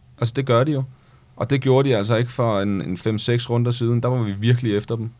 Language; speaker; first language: Danish; native; Danish